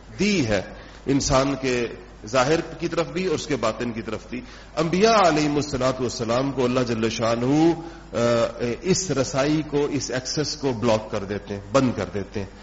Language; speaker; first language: Urdu; non-native, local second language; Pashto